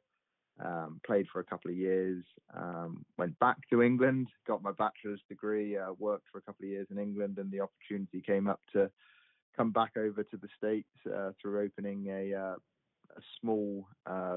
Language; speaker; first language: English; native; English